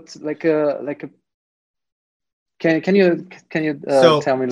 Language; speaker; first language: English; non-native, fluent; German